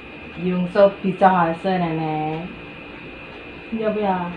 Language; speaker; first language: Chinese; non-native, learner; Indonesian